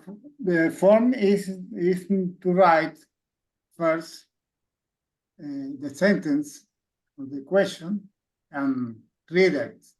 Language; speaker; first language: English; non-native, learner; Spanish